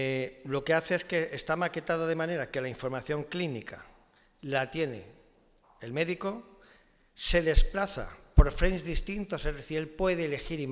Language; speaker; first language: Spanish; native; Spanish